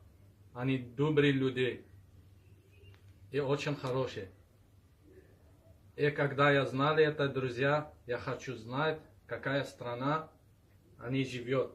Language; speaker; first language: Russian; non-native, learner; Arabic